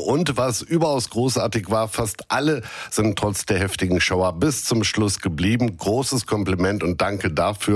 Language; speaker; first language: German; native; German